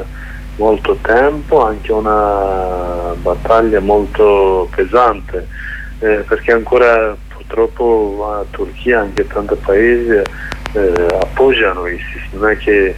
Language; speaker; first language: Italian; non-native, learner; Kurdish